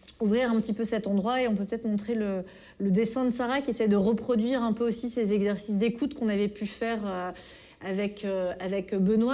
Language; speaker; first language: French; native; French